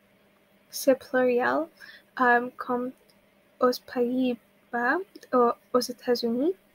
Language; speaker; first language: French; non-native, learner; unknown